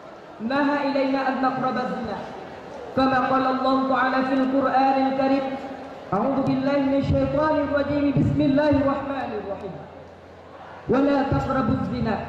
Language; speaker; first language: Arabic; non-native, learner; Achinese